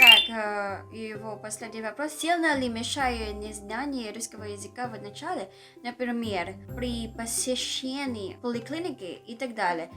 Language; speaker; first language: Russian; non-native, learner; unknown